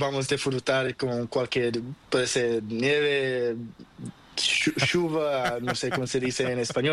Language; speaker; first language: Spanish; non-native, learner; Portuguese